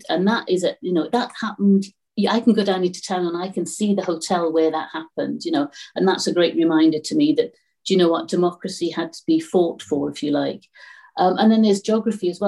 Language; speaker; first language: English; native; English